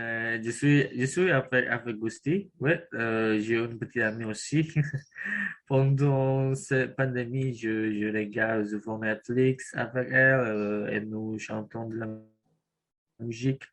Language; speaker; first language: French; non-native, learner; Indonesian